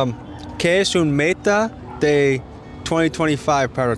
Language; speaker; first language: Spanish; non-native, learner; English